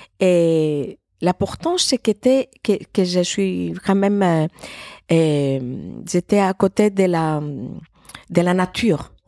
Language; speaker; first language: French; non-native, fluent; Greek